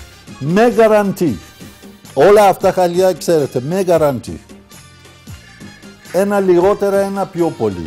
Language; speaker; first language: Greek; non-native, fluent; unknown